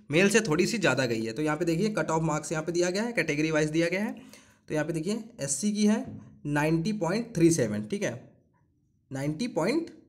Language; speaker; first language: Hindi; native; Hindi